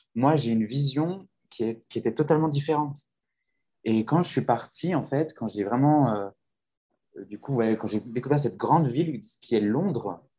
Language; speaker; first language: French; native; French